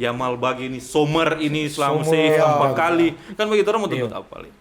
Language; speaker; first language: Indonesian; non-native, local second language; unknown